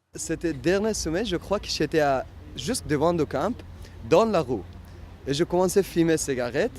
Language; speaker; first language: French; non-native, learner; Persian